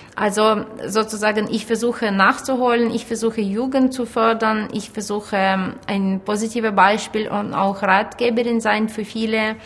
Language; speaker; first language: German; non-native, fluent; Ukrainian